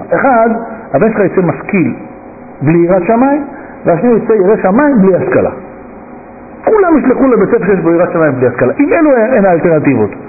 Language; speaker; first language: Hebrew; native; Hebrew